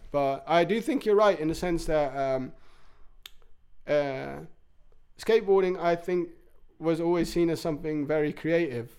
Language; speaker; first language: English; native; English